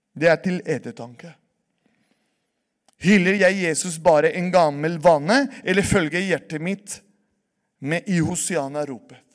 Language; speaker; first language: Norwegian; non-native, fluent; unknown